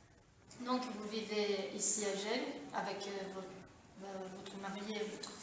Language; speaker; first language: French; non-native, fluent; Italian